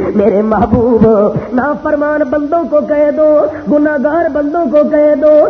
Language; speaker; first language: Urdu; non-native, local second language; Punjabi